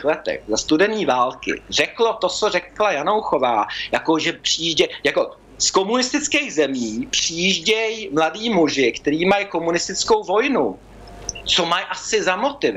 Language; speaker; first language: Czech; early bilingual, heritage; Czech